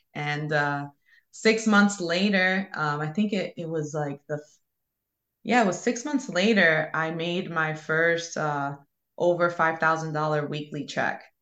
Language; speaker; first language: English; early bilingual, other home language; Spanish